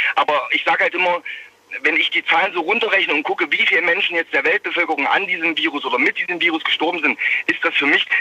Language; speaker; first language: German; native; German